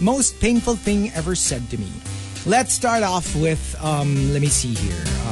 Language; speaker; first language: English; non-native, local second language; Filipino